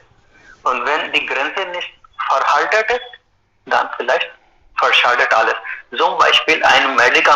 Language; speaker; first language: German; non-native, fluent; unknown